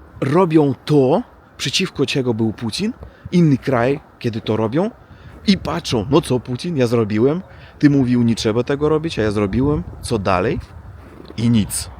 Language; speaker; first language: Polish; non-native, fluent; Russian